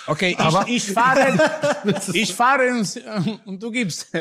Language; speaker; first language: German; non-native, learner; Italian